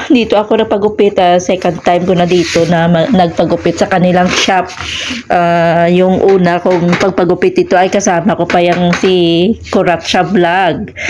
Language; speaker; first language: Filipino; native; Filipino